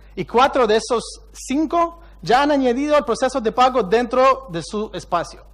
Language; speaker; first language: Spanish; non-native, fluent; Hebrew